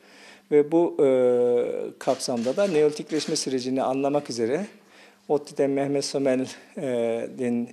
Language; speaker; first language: Turkish; native; Turkish